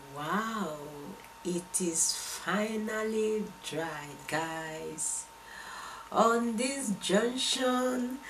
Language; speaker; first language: English; non-native, local second language; Igbo